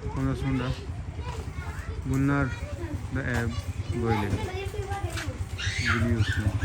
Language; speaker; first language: Turkish; non-native, learner; Urdu